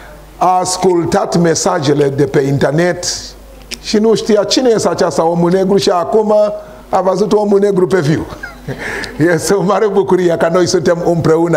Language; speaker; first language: Romanian; non-native, learner; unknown